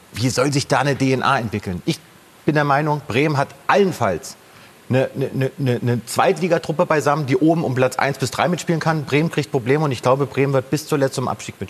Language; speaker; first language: German; native; German